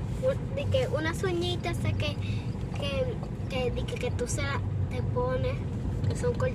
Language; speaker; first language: Spanish; early bilingual, other home language; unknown